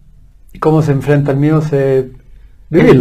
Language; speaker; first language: Spanish; native; Spanish